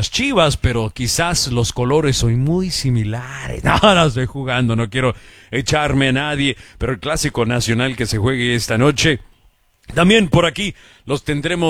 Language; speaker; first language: Spanish; early bilingual, heritage; Spanish